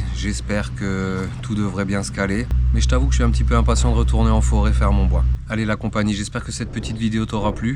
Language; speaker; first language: French; native; French